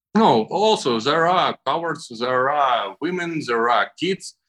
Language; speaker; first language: English; non-native, learner; Ukrainian